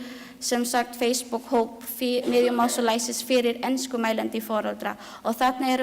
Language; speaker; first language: Icelandic; non-native, learner; Filipino